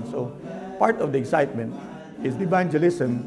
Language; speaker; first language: English; non-native, local second language; Filipino